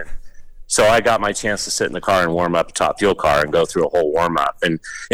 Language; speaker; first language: English; native; English